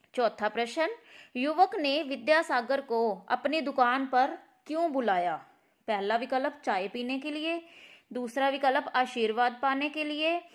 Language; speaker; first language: Hindi; non-native, local second language; Punjabi